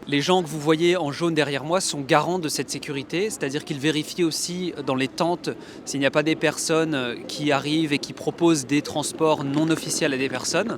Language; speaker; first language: French; native; French